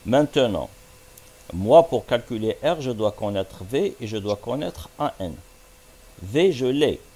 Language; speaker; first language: French; non-native, local second language; Arabic